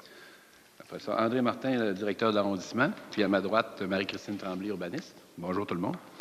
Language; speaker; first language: French; native; French